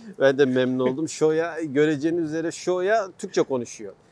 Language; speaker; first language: Turkish; native; Turkish